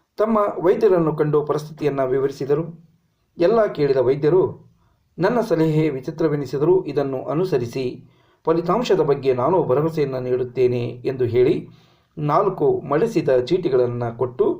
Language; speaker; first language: Kannada; native; Kannada